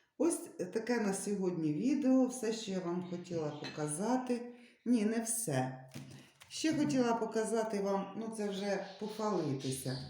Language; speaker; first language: Ukrainian; non-native, local second language; Russian